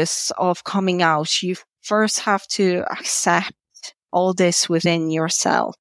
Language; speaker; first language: English; non-native, fluent; Polish